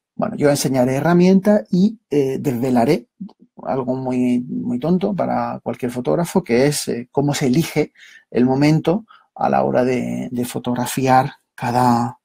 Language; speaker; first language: Spanish; native; Spanish